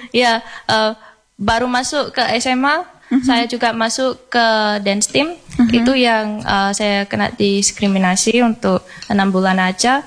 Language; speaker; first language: Indonesian; early bilingual, heritage; English